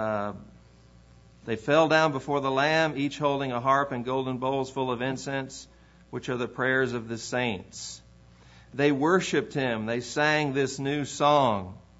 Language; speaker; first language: English; native; English